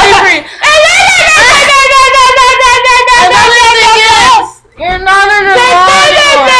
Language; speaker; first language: English; native; English